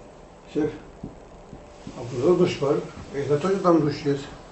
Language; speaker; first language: Russian; non-native, learner; Turkish